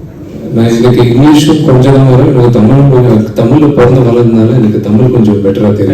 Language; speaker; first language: Tamil; non-native, local second language; Telugu